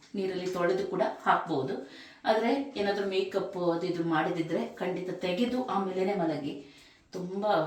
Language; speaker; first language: Kannada; non-native, local second language; Konkani